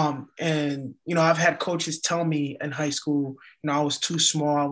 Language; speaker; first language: English; early bilingual, other home language; Haitian Creole